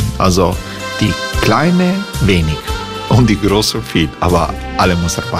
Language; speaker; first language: German; non-native, fluent; Croatian